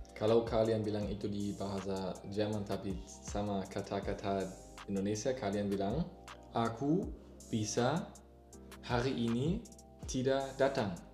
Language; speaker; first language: Indonesian; non-native, learner; German